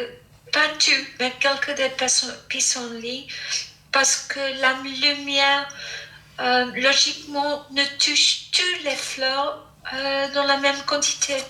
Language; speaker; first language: French; non-native, fluent; English